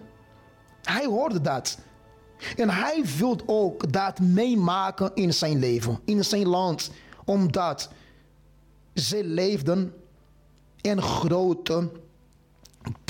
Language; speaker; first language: Dutch; non-native, fluent; Portuguese